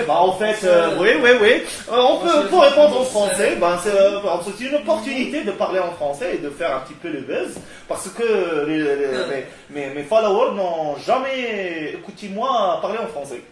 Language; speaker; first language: French; non-native, local second language; Arabic